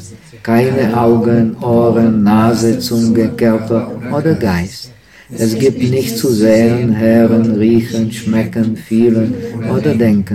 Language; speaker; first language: German; non-native, fluent; Czech